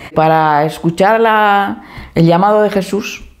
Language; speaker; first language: Spanish; native; Spanish